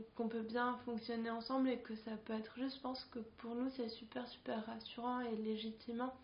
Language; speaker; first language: French; non-native, fluent; Spanish